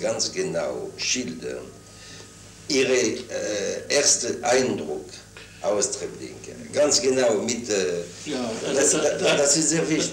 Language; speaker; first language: German; non-native, fluent; French